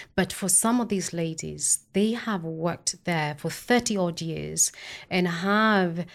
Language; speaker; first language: English; non-native, local second language; Kikuyu